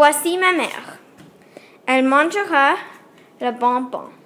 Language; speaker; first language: French; non-native, learner; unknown